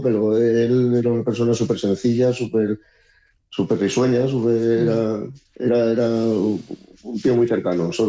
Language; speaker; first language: Spanish; native; Spanish